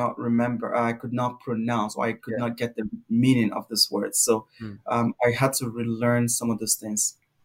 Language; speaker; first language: English; non-native, local second language; Igbo